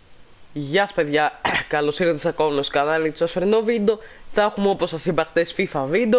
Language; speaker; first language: Greek; native; Greek